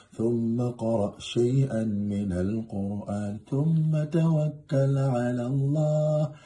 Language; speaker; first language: Arabic; non-native, learner; Kyrgyz